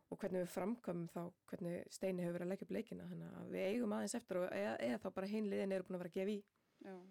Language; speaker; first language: Icelandic; native; Icelandic